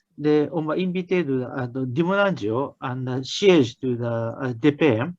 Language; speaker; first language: French; non-native, learner; Japanese